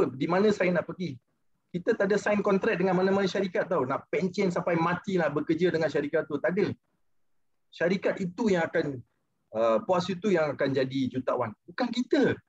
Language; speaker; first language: Malay; non-native, local second language; Tamil